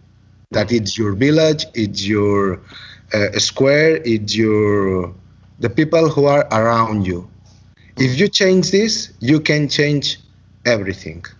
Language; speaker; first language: English; non-native, learner; Catalan